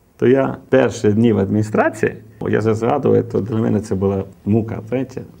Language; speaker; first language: Ukrainian; non-native, local second language; Romanian